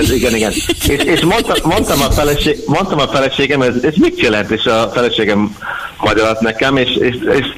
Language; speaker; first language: Hungarian; non-native, learner; English